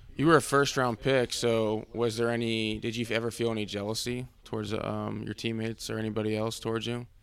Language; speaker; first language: English; native; English